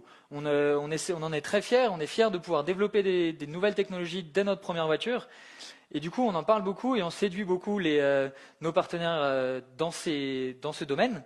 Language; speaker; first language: French; native; French